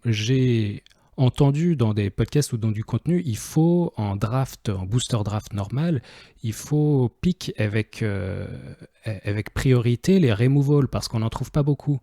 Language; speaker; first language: French; native; French